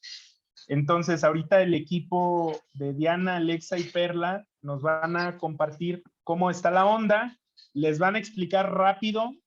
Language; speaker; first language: Spanish; native; Spanish